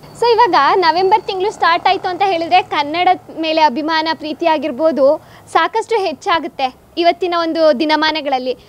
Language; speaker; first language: Kannada; native; Kannada